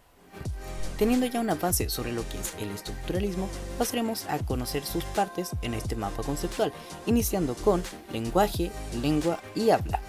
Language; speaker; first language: Spanish; native; Spanish